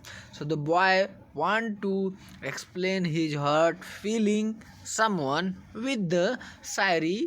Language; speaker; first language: English; non-native, learner; Hindi